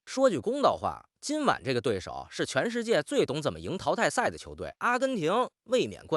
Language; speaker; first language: Chinese; native; Chinese